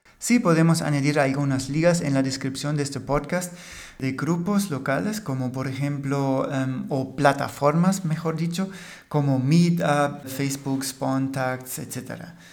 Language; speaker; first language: Spanish; non-native, fluent; German